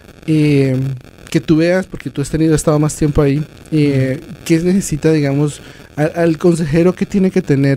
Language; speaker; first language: Spanish; native; Spanish